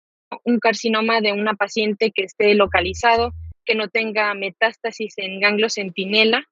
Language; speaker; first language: Spanish; native; Spanish